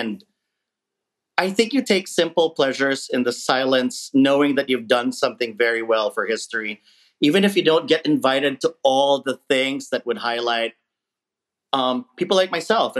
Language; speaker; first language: English; non-native, local second language; Filipino